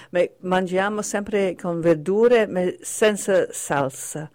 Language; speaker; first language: Italian; non-native, fluent; English